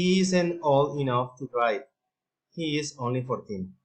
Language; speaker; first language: English; non-native, fluent; Spanish